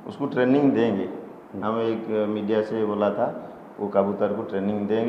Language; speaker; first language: Hindi; non-native, local second language; Odia